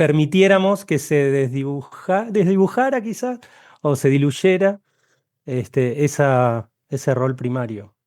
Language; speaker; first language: Spanish; native; Spanish